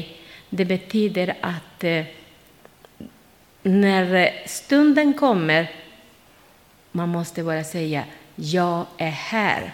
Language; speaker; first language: Swedish; non-native, learner; Spanish